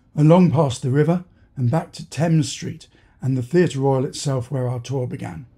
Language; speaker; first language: English; native; English